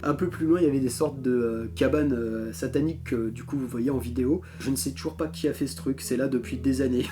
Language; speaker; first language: French; native; French